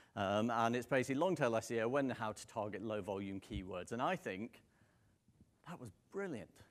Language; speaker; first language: English; native; English